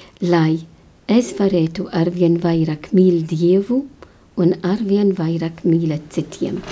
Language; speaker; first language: Latvian; non-native, fluent; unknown